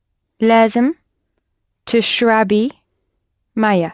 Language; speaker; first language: Arabic; non-native, learner; English